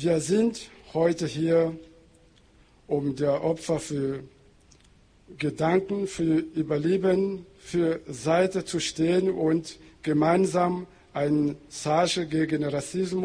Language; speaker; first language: German; non-native, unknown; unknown